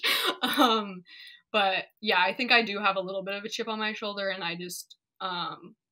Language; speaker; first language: English; native; English